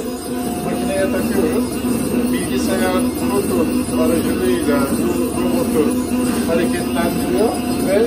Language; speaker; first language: Turkish; native; Turkish